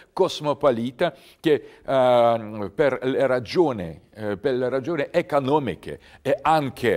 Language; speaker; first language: Italian; non-native, learner; Russian